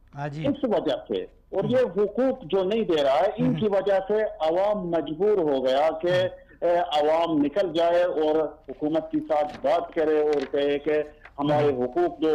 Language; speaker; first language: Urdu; non-native, fluent; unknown